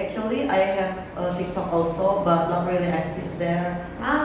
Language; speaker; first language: English; non-native, learner; Indonesian